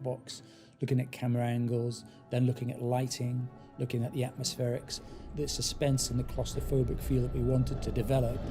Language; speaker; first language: English; native; English